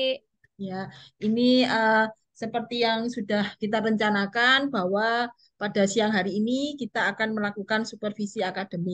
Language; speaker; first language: Indonesian; native; Indonesian